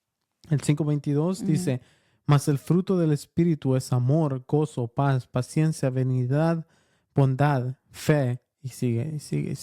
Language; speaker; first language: Spanish; early bilingual, heritage; Spanish